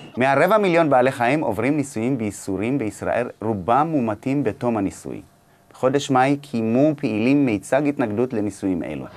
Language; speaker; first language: Hebrew; native; Hebrew